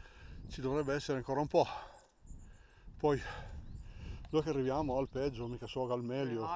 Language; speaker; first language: Italian; native; Italian